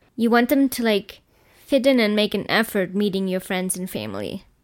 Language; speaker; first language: English; non-native, fluent; German